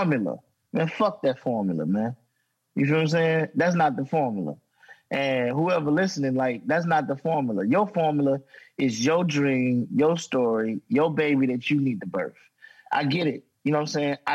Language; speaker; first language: English; native; English